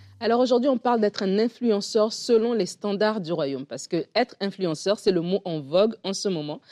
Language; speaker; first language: French; native; French